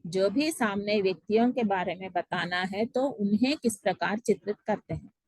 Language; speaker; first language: Hindi; non-native, local second language; Telugu